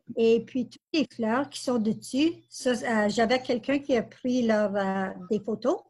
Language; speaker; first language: French; native; French